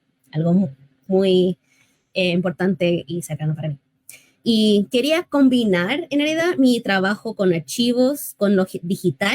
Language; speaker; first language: Spanish; early bilingual, heritage; English